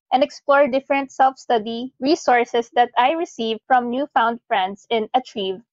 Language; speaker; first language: English; non-native, local second language; Filipino